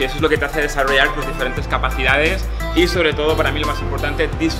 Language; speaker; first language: Spanish; native; Spanish